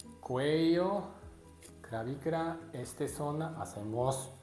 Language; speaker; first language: Spanish; non-native, learner; Japanese